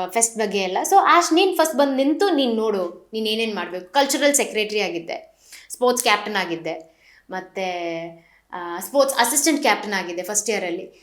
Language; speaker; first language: Kannada; non-native, local second language; Malayalam